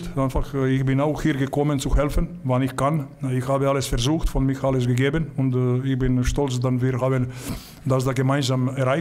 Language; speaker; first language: German; non-native, learner; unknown